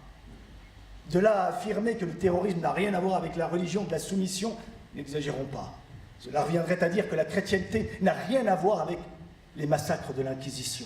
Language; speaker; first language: French; early bilingual, other home language; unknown